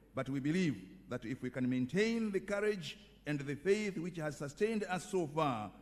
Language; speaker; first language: English; non-native, local second language; Swahili